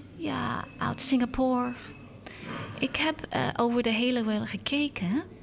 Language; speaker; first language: Dutch; non-native, learner; English